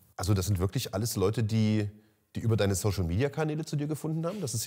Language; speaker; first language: German; native; German